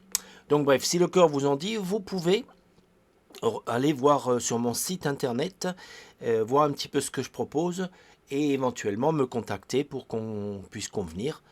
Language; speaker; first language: French; native; French